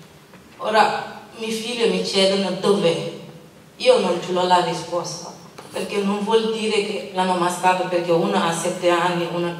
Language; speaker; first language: Italian; non-native, learner; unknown